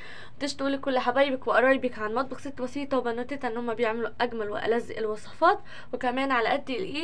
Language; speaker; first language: Arabic; native; Arabic